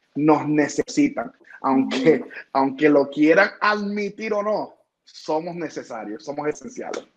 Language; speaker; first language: Spanish; early bilingual, heritage; Spanish